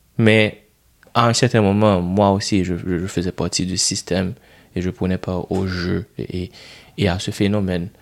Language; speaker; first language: French; non-native, local second language; Haitian Creole